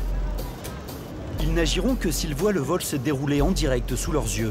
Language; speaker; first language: French; native; French